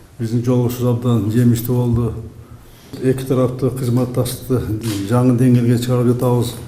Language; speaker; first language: Kyrgyz; native; Kyrgyz